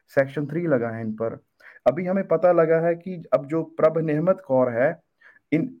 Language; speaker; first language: Hindi; native; Hindi